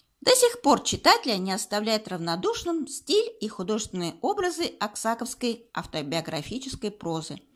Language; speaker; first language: Russian; native; Russian